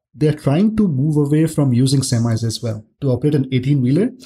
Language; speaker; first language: English; non-native, local second language; Hindi